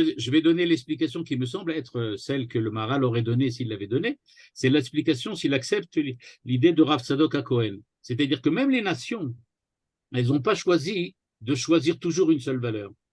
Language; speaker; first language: French; native; French